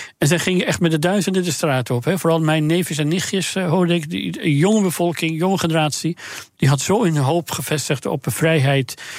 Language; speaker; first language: Dutch; non-native, fluent; Persian